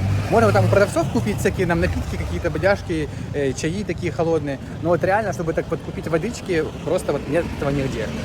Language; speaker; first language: Russian; native; Russian